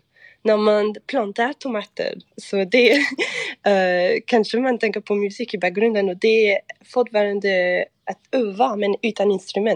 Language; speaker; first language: Swedish; non-native, fluent; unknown